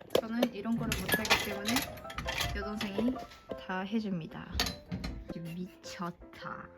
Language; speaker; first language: Korean; non-native, fluent; Japanese